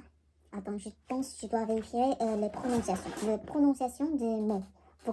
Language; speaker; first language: French; non-native, learner; Korean